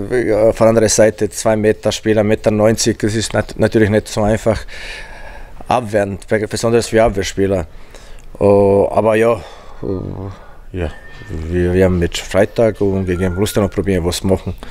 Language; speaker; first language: German; non-native, fluent; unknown